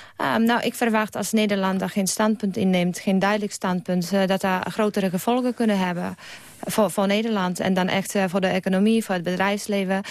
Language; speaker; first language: Dutch; non-native, fluent; Polish